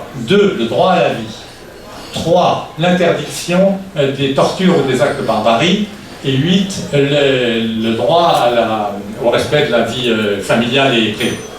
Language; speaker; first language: French; native; French